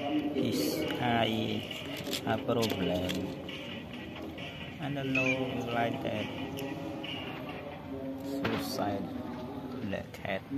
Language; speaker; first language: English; non-native, learner; Vietnamese